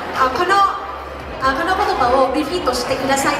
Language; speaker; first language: Japanese; non-native, learner; Thai